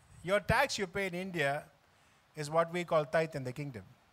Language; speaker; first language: English; non-native, local second language; Tamil